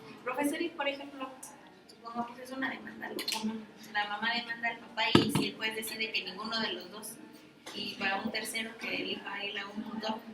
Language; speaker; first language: Spanish; native; Spanish